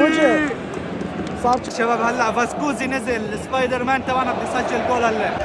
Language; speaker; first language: Arabic; native; Arabic